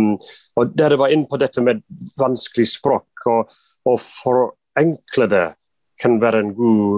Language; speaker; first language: Norwegian; non-native, fluent; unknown